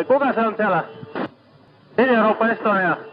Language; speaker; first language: Finnish; non-native, fluent; Estonian